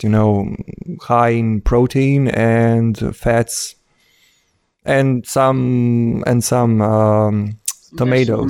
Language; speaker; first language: English; non-native, fluent; Croatian